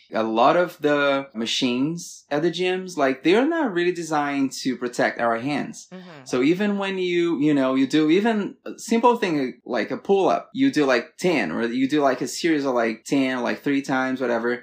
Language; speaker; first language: English; non-native, fluent; Portuguese